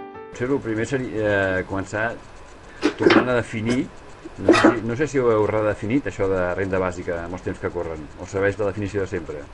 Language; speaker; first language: Catalan; native; Catalan